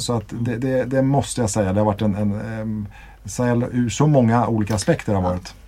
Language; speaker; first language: Swedish; native; Swedish